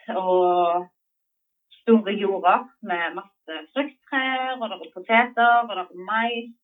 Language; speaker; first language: Norwegian; native; Norwegian